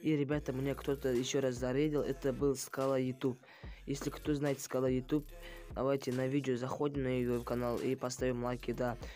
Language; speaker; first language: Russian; non-native, local second language; Kazakh